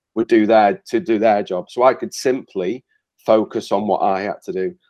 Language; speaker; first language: English; native; English